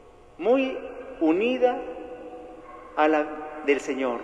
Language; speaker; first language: Spanish; native; Spanish